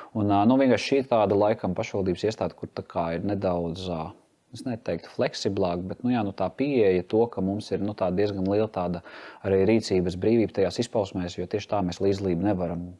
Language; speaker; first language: Latvian; native; Latvian